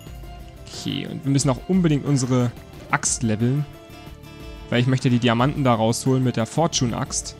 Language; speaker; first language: German; native; German